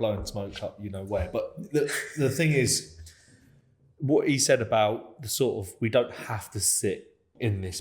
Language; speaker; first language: English; native; English